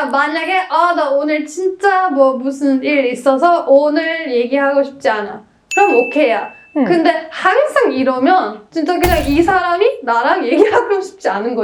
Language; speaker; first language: Korean; non-native, fluent; German